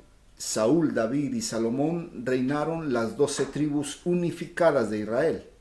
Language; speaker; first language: Spanish; native; Spanish